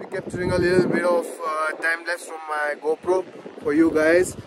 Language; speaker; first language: English; non-native, local second language; Hindi